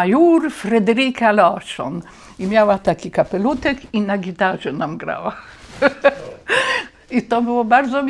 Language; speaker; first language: Polish; early bilingual, heritage; Polish